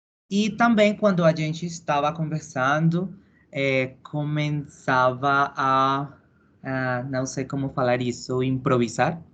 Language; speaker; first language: Portuguese; non-native, learner; Spanish